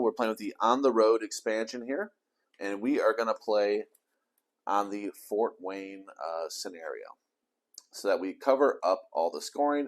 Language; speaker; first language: English; native; English